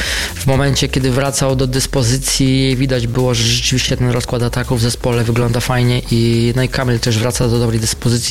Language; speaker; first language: Polish; native; Polish